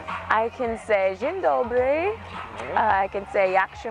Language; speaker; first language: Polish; non-native, learner; English